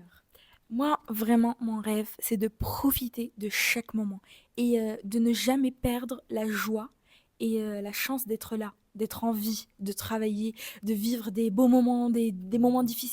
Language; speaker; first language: French; native; French